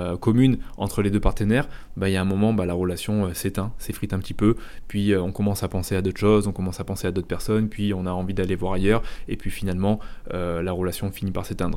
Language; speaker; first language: French; native; French